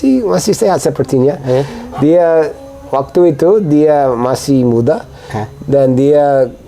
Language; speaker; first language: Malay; non-native, fluent; English